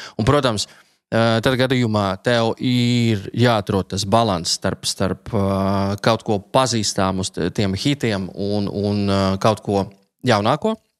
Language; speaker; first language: Latvian; non-native, local second language; Russian